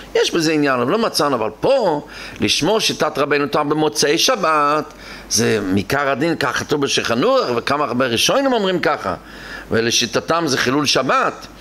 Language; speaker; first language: Hebrew; non-native, local second language; Yiddish